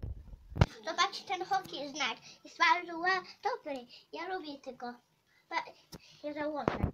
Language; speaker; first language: Polish; early bilingual, heritage; Polish